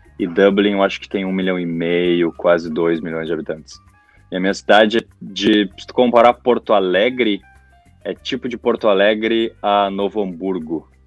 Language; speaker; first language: Portuguese; native; Portuguese